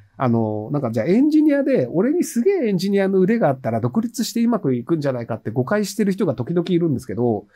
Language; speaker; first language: Japanese; native; Japanese